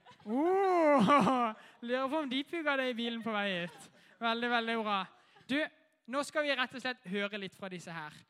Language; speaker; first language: Norwegian; native; Norwegian